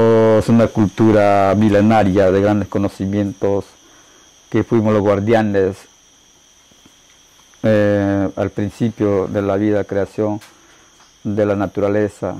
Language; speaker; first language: Spanish; non-native, local second language; Shipibo-Conibo